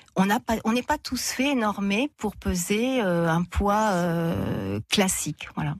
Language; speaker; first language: French; native; French